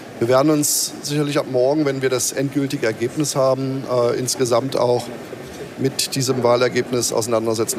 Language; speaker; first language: German; native; German